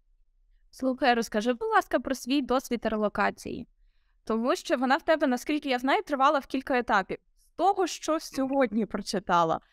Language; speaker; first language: Ukrainian; native; Ukrainian